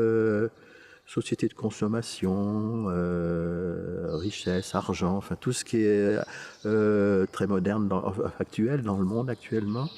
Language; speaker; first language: French; native; French